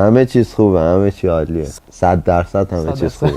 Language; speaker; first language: Persian; native; Persian